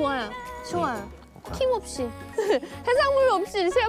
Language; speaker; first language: Korean; non-native, learner; English